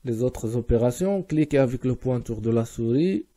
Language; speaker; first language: French; non-native, local second language; Arabic